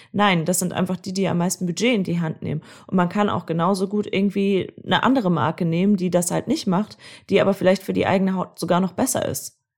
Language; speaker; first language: German; native; German